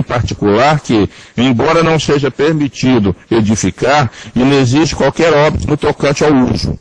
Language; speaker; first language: Portuguese; native; Portuguese